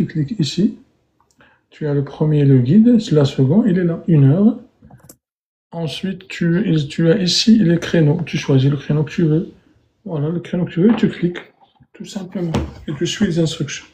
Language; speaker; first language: French; native; French